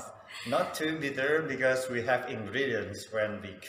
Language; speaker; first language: English; non-native, fluent; Sundanese